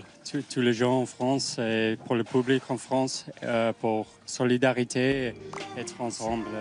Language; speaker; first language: French; non-native, learner; English